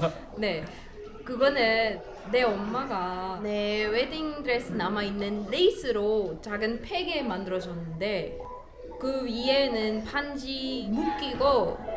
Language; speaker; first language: Korean; non-native, learner; German